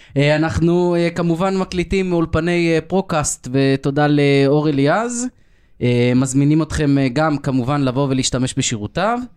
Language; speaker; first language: Hebrew; native; Hebrew